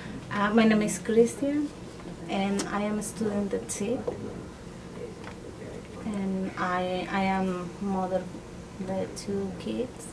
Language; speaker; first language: English; non-native, learner; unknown